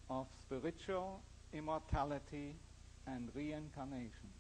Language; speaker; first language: English; non-native, fluent; German